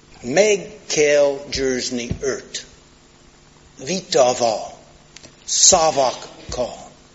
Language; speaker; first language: Hungarian; non-native, fluent; English